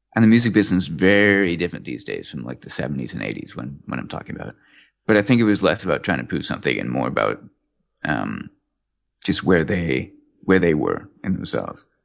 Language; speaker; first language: English; native; English